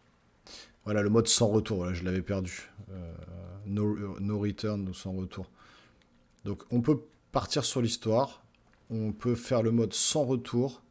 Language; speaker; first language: French; native; French